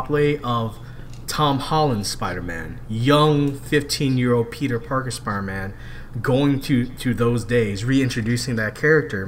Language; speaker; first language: English; native; English